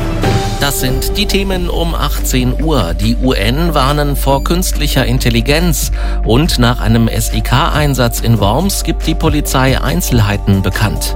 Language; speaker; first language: German; native; German